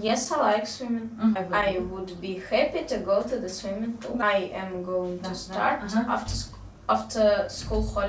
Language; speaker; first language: English; non-native, learner; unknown